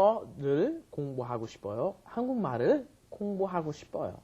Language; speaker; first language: Korean; non-native, fluent; English